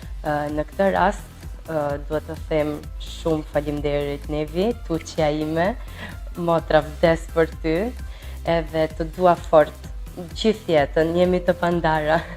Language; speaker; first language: Albanian; early bilingual, heritage; Albanian